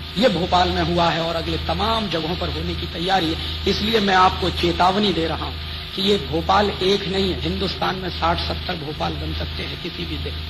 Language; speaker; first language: Hindi; native; Hindi